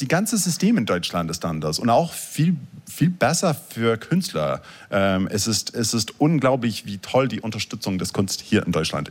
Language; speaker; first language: German; non-native, fluent; English